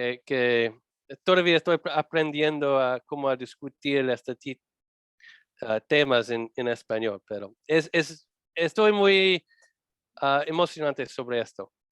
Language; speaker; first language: Spanish; non-native, learner; English